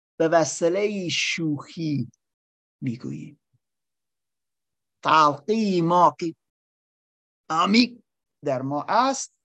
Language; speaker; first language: Persian; non-native, learner; English